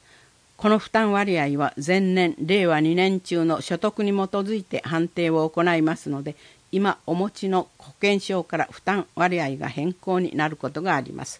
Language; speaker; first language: Japanese; native; Japanese